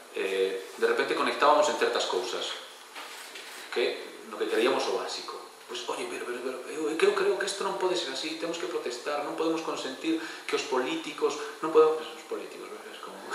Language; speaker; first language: Galician; non-native, local second language; Spanish